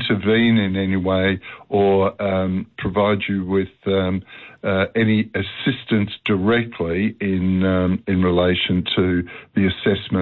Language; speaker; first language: English; native; English